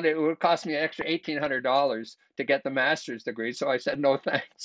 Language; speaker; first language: English; native; English